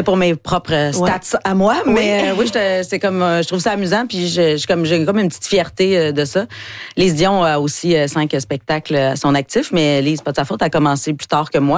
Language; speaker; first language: French; native; French